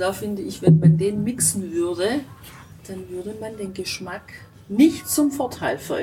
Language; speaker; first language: German; native; German